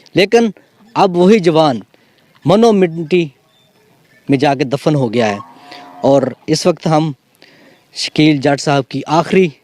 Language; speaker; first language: Urdu; non-native, local second language; Punjabi